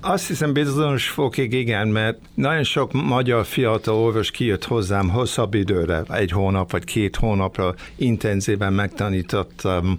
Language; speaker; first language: Hungarian; early bilingual, other home language; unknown